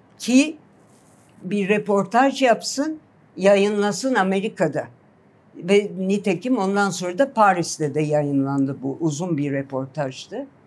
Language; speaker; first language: Turkish; native; Turkish